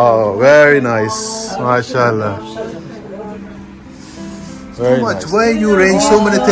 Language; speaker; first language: English; non-native, fluent; Urdu